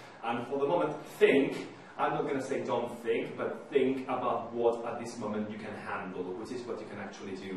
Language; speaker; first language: English; non-native, fluent; Spanish